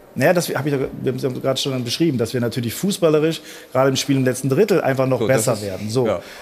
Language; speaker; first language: German; native; German